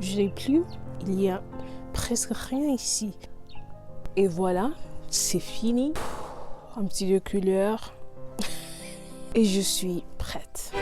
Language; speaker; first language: French; non-native, learner; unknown